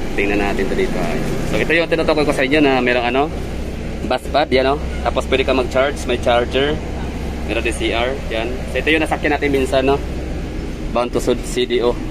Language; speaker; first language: Filipino; non-native, local second language; Cebuano